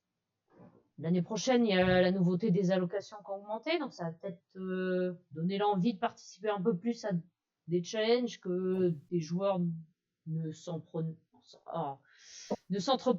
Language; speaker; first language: French; native; French